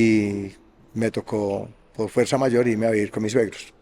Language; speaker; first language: Spanish; native; Spanish